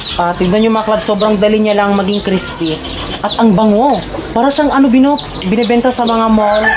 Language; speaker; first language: Filipino; non-native, local second language; Cebuano